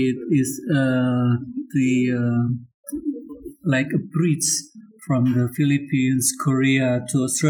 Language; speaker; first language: English; non-native, learner; Indonesian